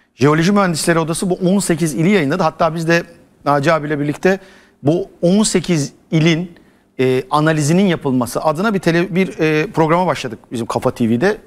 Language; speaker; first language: Turkish; native; Turkish